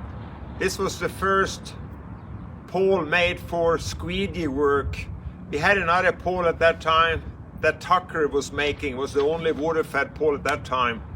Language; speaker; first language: English; non-native, fluent; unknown